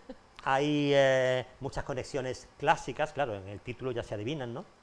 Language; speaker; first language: Spanish; native; Spanish